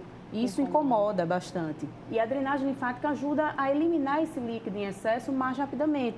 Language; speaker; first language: Portuguese; native; Portuguese